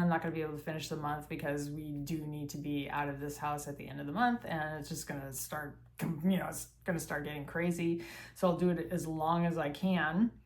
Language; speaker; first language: English; native; English